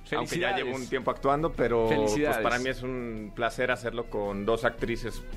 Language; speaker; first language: Spanish; native; Spanish